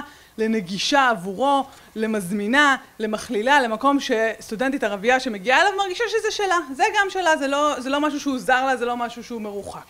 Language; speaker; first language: Hebrew; native; Hebrew